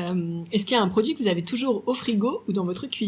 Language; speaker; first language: French; native; French